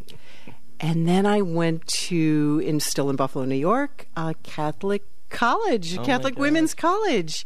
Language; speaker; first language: English; native; English